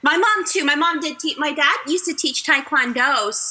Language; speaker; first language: English; native; English